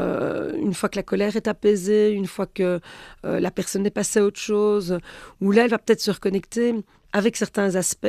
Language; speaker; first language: French; native; French